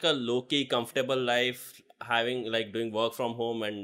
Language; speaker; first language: English; non-native, local second language; Kannada